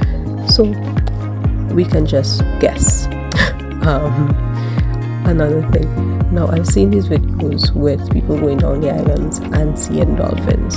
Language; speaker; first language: English; native; English